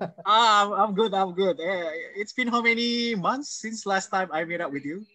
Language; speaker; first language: English; non-native, fluent; Indonesian